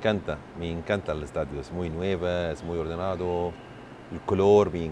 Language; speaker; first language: Spanish; non-native, learner; Arabic